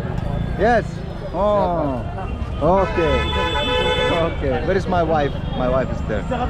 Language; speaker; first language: English; non-native, fluent; Finnish